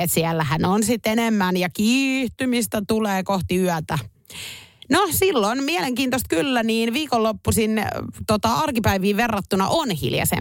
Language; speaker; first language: Finnish; native; Finnish